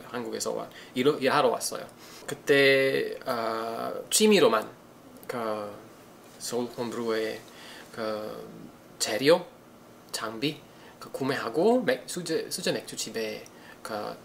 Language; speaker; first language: Korean; non-native, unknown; Italian